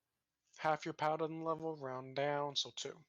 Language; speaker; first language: English; native; English